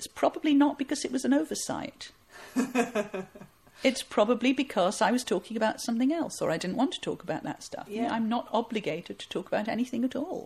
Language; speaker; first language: English; native; English